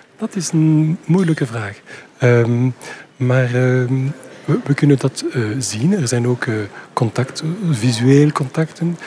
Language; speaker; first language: Dutch; non-native, local second language; French